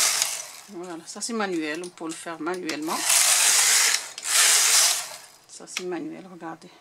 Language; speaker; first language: French; non-native, local second language; Arabic